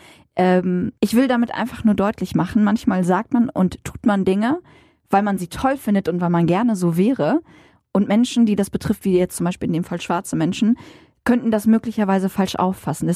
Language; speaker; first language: German; early bilingual, other home language; Arabic